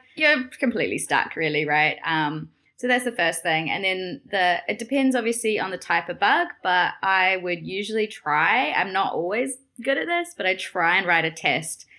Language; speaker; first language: English; native; English